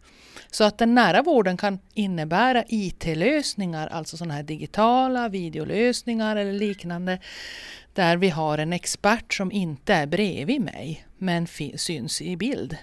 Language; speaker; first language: Swedish; native; Swedish